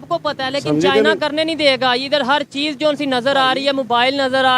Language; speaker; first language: Urdu; native; Urdu